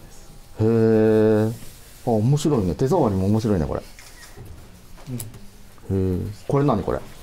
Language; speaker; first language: Japanese; native; Japanese